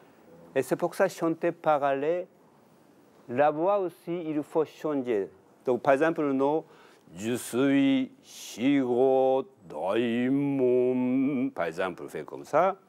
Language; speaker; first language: French; non-native, learner; Japanese